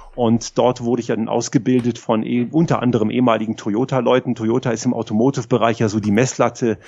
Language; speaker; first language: German; native; German